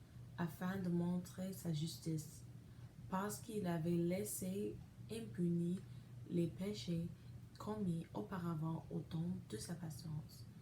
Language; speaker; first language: French; non-native, learner; English